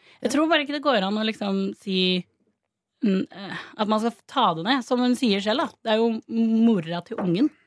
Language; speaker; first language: Norwegian; native; Norwegian